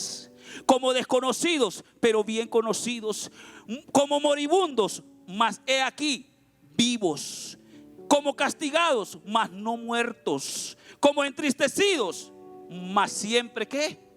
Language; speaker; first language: Spanish; native; Spanish